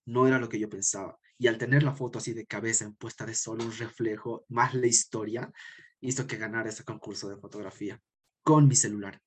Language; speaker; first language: Spanish; native; Spanish